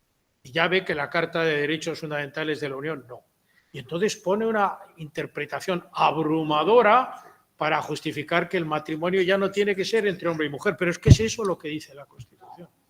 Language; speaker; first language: Spanish; native; Spanish